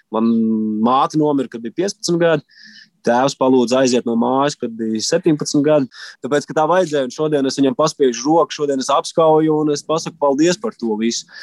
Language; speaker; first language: Latvian; native; Latvian